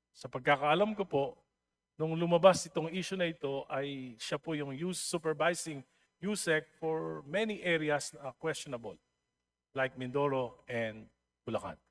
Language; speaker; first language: Filipino; native; Filipino